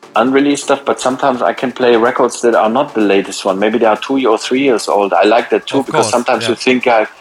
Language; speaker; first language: English; non-native, fluent; German